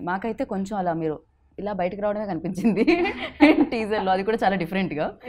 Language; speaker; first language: Telugu; native; Telugu